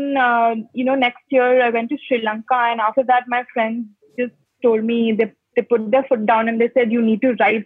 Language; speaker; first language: English; non-native, local second language; Hindi